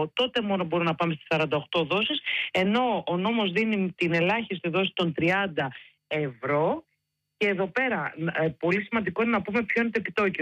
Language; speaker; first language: Greek; native; Greek